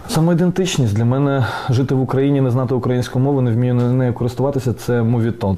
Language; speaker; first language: Ukrainian; non-native, local second language; Russian